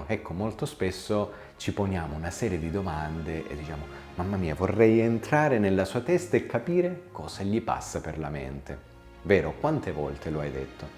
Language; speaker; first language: Italian; native; Italian